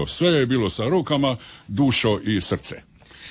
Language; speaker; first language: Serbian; early bilingual, heritage; Serbian